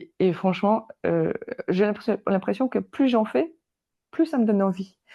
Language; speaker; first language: French; non-native, fluent; Polish